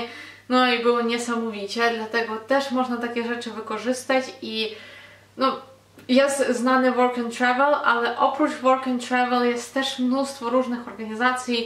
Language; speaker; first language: Polish; non-native, fluent; Ukrainian